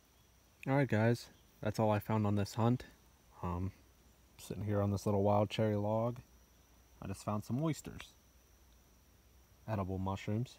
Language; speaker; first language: English; native; English